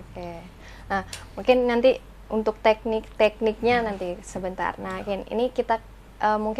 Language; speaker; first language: Indonesian; native; Indonesian